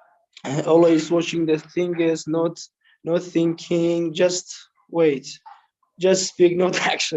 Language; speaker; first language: English; non-native, learner; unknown